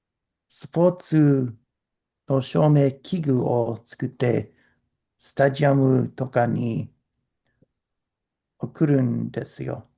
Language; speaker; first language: Japanese; non-native, learner; English